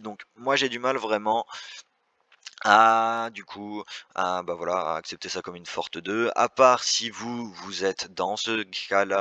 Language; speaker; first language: French; native; French